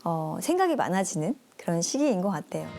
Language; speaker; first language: Korean; native; Korean